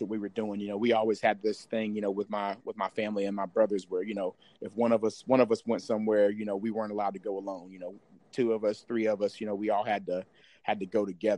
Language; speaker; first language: English; native; English